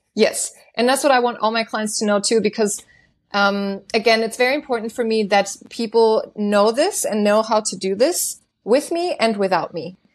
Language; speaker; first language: English; non-native, fluent; German